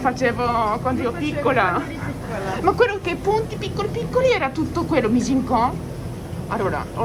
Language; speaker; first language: Italian; non-native, learner; Japanese